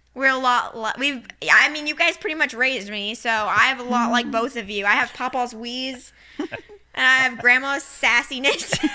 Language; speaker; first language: English; native; English